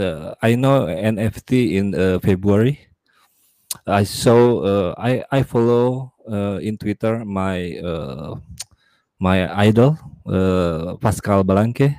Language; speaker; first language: English; non-native, learner; Indonesian